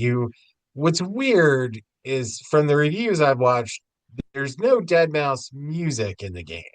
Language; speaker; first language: English; native; English